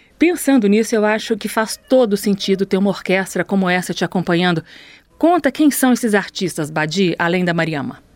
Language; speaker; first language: Portuguese; native; Portuguese